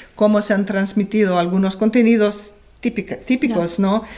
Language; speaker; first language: Spanish; non-native, fluent; Serbian